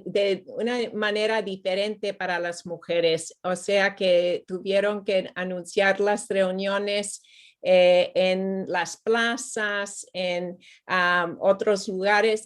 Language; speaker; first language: Spanish; non-native, fluent; English